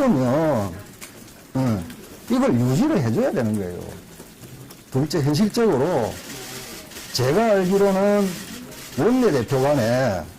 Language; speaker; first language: Korean; native; Korean